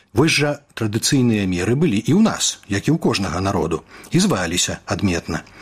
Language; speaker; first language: Belarusian; native; Belarusian